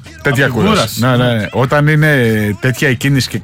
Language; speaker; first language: Greek; native; Greek